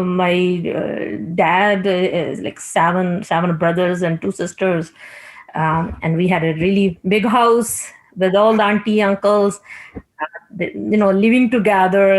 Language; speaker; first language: English; non-native, local second language; Punjabi